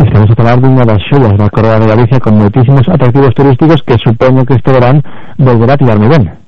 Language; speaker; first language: Galician; non-native, local second language; Spanish